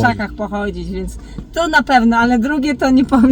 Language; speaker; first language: Polish; native; Polish